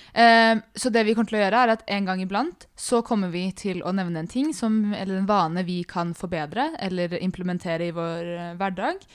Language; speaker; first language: Norwegian; early bilingual, other home language; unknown